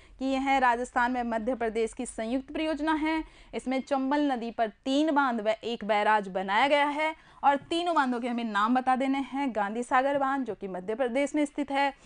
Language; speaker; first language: Hindi; native; Hindi